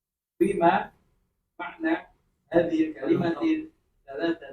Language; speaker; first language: Arabic; non-native, learner; Indonesian